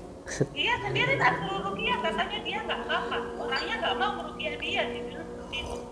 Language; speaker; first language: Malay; non-native, local second language; Javanese